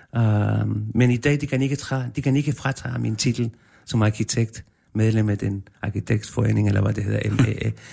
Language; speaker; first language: Danish; non-native, fluent; Spanish